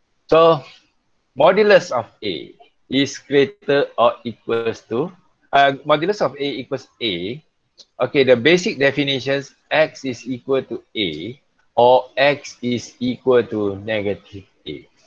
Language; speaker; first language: English; non-native, local second language; Malay